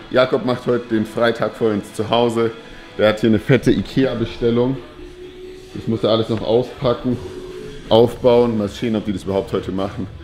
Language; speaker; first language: German; native; German